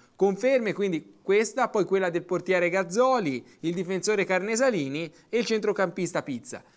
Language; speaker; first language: Italian; native; Italian